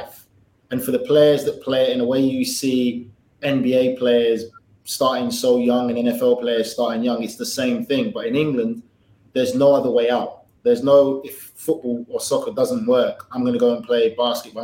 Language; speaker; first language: English; native; English